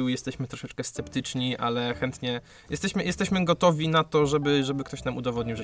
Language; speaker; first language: Polish; native; Polish